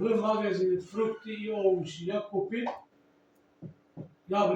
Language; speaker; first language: Russian; non-native, learner; Uzbek